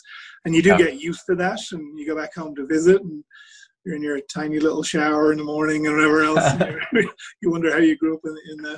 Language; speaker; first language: English; native; English